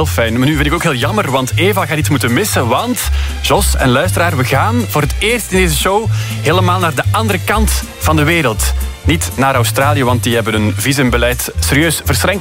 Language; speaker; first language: Dutch; native; Dutch